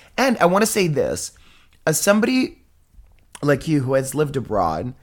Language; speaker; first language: English; non-native, fluent; Italian